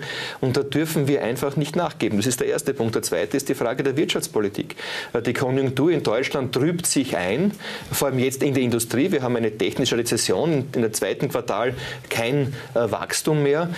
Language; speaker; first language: German; native; German